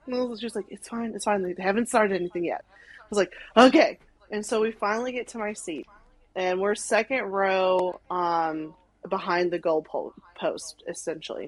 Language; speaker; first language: English; native; English